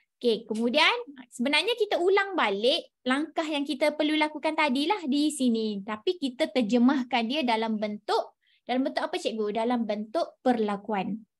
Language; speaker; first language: Malay; native; Malay